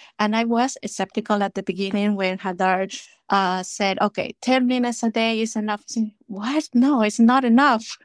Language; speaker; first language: English; non-native, fluent; Spanish